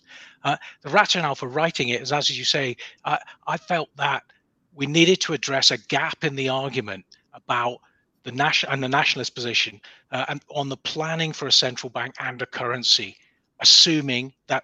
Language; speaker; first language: English; native; English